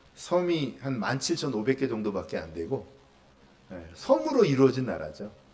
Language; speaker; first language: Korean; native; Korean